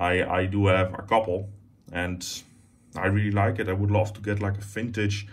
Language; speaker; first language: English; non-native, fluent; Dutch